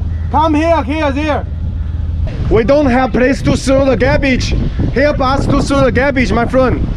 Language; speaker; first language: English; non-native, learner; Chinese